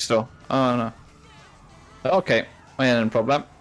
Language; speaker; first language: Welsh; non-native, local second language; English